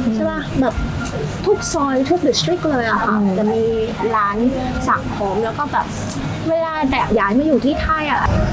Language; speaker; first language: Thai; non-native, fluent; Vietnamese